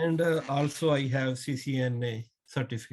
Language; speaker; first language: English; non-native, learner; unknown